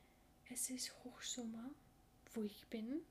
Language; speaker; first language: German; non-native, learner; English